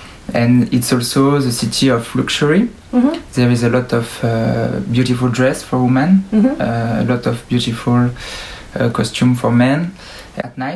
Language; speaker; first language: English; non-native, learner; French